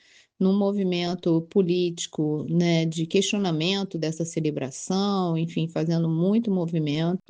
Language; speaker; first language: Portuguese; native; Portuguese